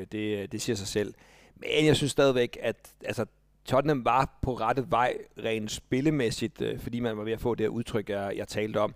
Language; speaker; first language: Danish; native; Danish